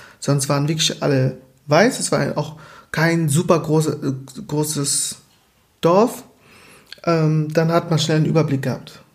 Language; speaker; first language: German; early bilingual, other home language; Portuguese